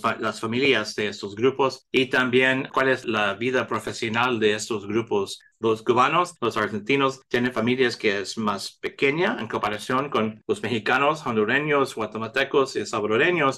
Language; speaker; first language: Spanish; early bilingual, heritage; English